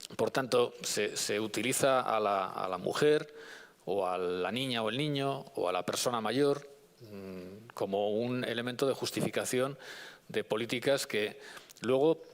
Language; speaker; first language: Spanish; native; Spanish